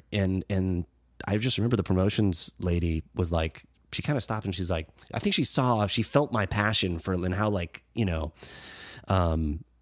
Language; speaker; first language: English; native; English